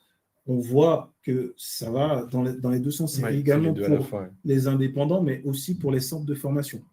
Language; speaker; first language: French; native; French